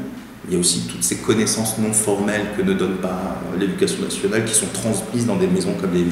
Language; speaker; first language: French; native; French